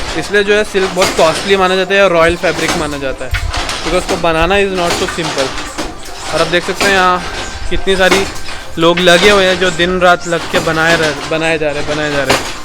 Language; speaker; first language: Hindi; non-native, local second language; Bangla